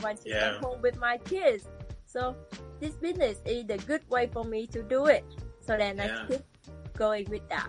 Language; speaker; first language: English; non-native, learner; Vietnamese